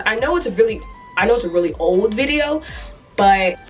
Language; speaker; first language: English; native; English